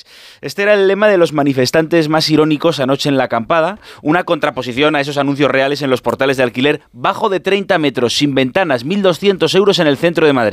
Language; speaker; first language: Spanish; native; Spanish